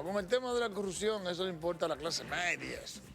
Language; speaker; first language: Spanish; native; Spanish